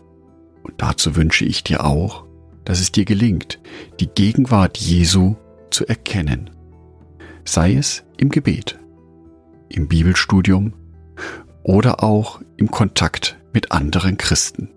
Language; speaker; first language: German; native; German